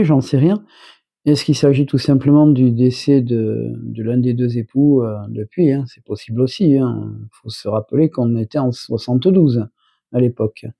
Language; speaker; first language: French; native; French